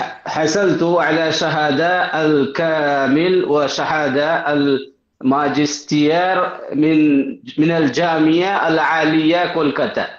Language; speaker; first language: Arabic; non-native, learner; Bangla